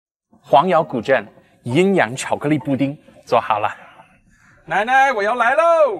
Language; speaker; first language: Chinese; non-native, fluent; English